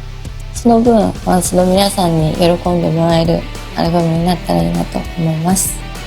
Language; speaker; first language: Japanese; native; Japanese